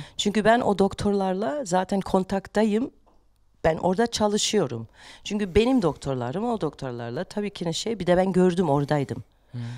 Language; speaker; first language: Turkish; non-native, fluent; German